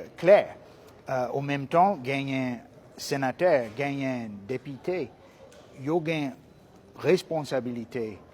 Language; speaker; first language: Haitian Creole; non-native, learner; English